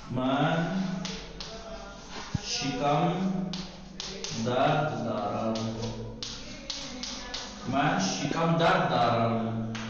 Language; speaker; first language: Persian; non-native, fluent; Urdu